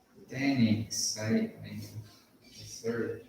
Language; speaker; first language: English; non-native, learner; Portuguese